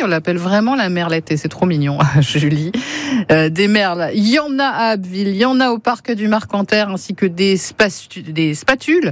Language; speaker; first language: French; native; French